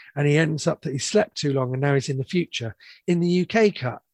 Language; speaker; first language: English; native; English